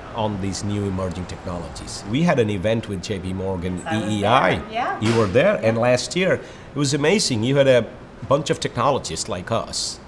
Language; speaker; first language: English; non-native, local second language; Bangla